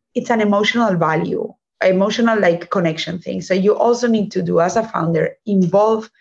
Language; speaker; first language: English; non-native, fluent; Spanish